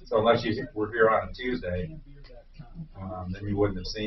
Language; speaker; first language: English; native; English